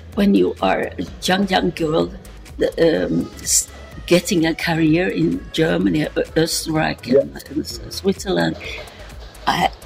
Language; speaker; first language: English; non-native, learner; Norwegian